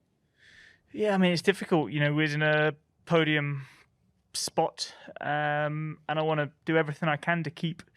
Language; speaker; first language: English; native; English